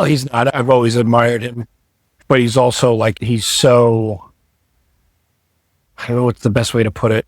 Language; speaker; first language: English; native; English